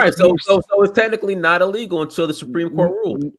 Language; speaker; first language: English; native; English